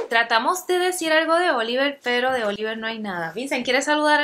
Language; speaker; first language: Spanish; native; Spanish